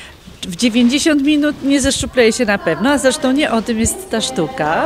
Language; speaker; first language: Polish; native; Polish